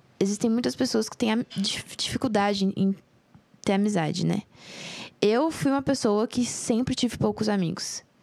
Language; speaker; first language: Portuguese; native; Portuguese